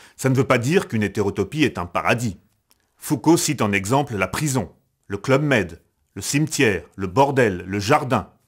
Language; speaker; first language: French; native; French